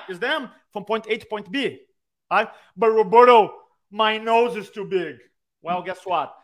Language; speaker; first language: English; non-native, fluent; Portuguese